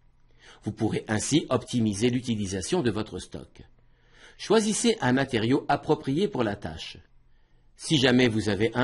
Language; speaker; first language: French; native; French